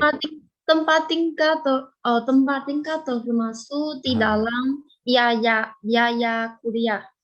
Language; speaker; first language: Indonesian; non-native, fluent; Chinese